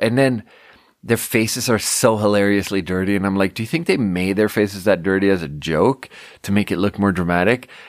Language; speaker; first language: English; native; English